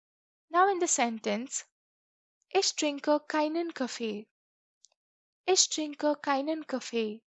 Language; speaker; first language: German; non-native, fluent; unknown